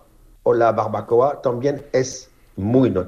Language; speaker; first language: Spanish; non-native, fluent; French